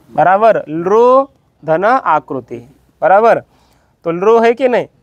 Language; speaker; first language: Hindi; non-native, local second language; Marathi